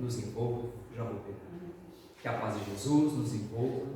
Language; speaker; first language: Portuguese; native; Portuguese